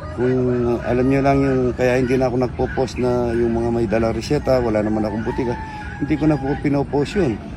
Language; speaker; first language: Filipino; native; Filipino